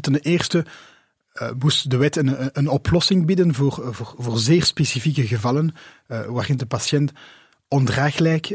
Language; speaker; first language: Dutch; non-native, local second language; French